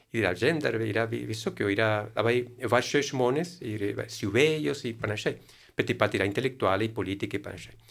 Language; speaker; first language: Lithuanian; non-native, fluent; Spanish